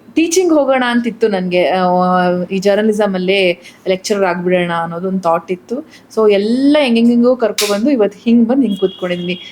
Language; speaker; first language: Kannada; native; Kannada